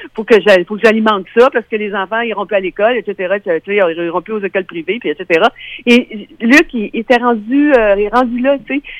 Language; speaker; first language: French; native; French